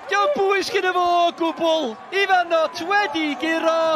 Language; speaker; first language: Welsh; native; Welsh